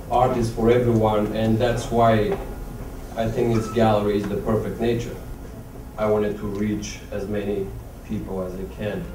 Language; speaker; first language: English; non-native, fluent; Bulgarian